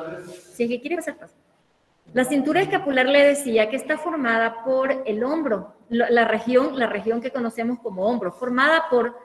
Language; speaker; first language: Spanish; native; Spanish